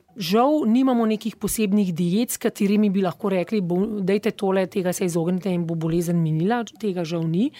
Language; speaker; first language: Slovenian; native; Slovenian